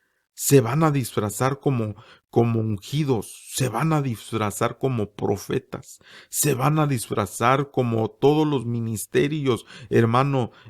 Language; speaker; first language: Spanish; native; Spanish